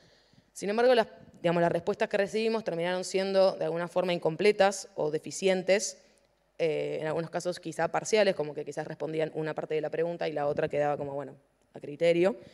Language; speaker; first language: Spanish; native; Spanish